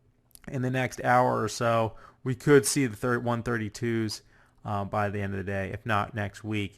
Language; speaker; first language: English; native; English